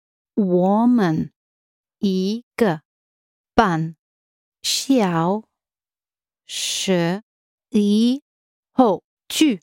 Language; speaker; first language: Chinese; non-native, learner; English